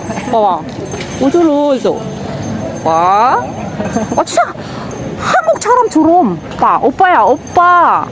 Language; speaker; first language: Korean; non-native, learner; Filipino